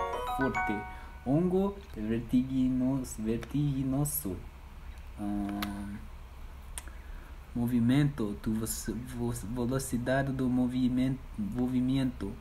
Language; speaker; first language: Portuguese; non-native, learner; English